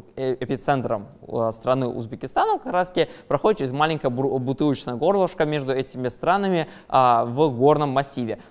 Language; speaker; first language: Russian; native; Russian